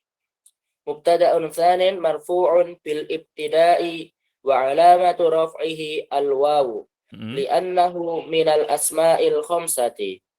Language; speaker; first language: Arabic; non-native, learner; Indonesian